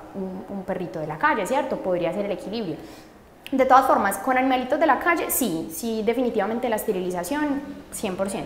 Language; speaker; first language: Spanish; native; Spanish